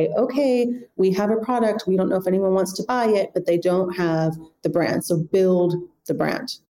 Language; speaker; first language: English; native; English